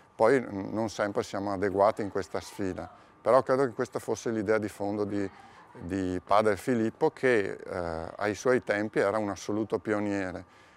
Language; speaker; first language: Italian; native; Italian